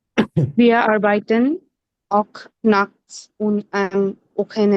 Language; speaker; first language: German; non-native, learner; Bangla